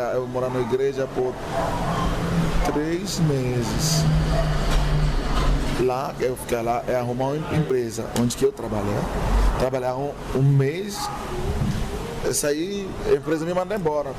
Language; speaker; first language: Portuguese; non-native, learner; Igbo